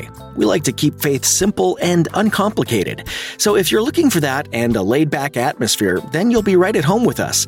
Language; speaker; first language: English; native; English